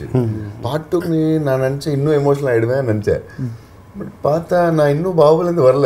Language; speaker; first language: Tamil; non-native, learner; Telugu